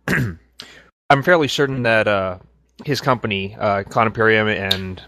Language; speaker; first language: English; native; English